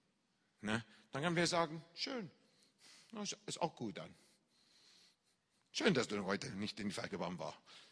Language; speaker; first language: German; non-native, fluent; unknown